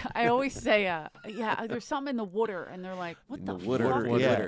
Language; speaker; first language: English; native; English